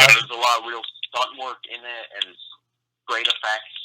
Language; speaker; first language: English; native; English